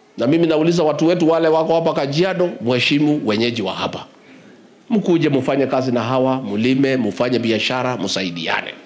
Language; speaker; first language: Swahili; non-native, local second language; Kikuyu